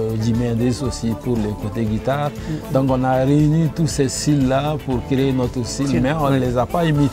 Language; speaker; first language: French; non-native, local second language; Bambara